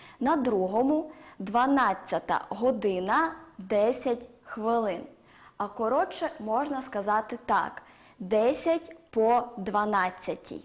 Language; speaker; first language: Ukrainian; native; Ukrainian